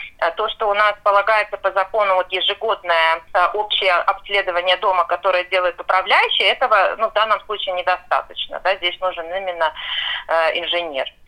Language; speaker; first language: Russian; native; Russian